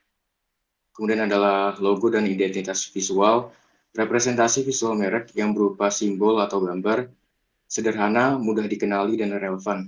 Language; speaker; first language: Indonesian; native; Indonesian